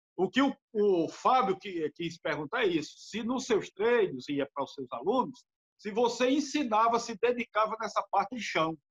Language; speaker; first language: Portuguese; native; Portuguese